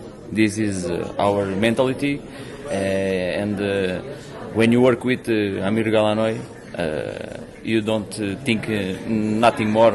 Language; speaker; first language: English; non-native, learner; Portuguese